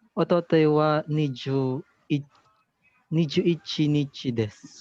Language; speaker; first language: Japanese; non-native, learner; Filipino